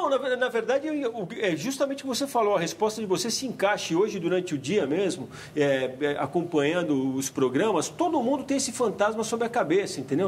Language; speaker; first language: Portuguese; native; Portuguese